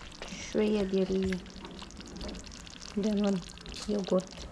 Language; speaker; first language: Arabic; non-native, learner; Portuguese